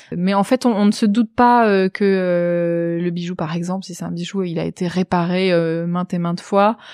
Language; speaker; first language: French; native; French